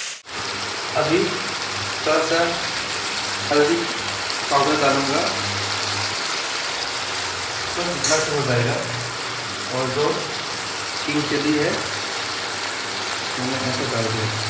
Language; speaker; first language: Hindi; non-native, local second language; Manipuri